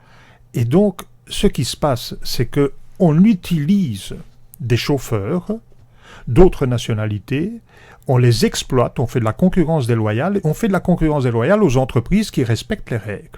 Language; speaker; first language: French; native; French